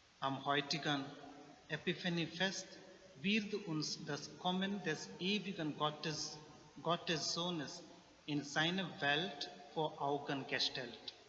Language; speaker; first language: German; non-native, learner; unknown